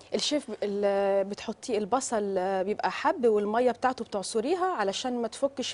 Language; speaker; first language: Arabic; native; Arabic